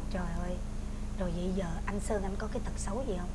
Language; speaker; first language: Vietnamese; native; Vietnamese